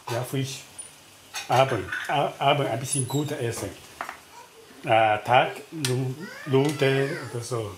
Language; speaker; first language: German; non-native, learner; Chinese